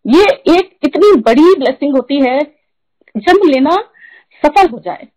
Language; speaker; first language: Hindi; native; Hindi